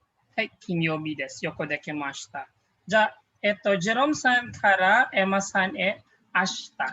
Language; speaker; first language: Japanese; non-native, fluent; Filipino